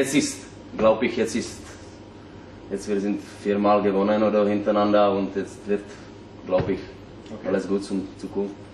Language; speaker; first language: German; non-native, learner; Czech